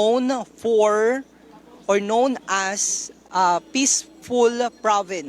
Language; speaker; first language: English; non-native, local second language; Filipino